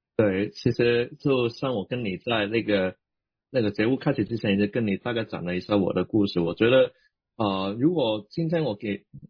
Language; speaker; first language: Chinese; non-native, local second language; Cantonese